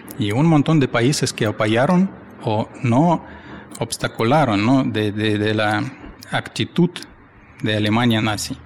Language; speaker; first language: Spanish; non-native, fluent; Russian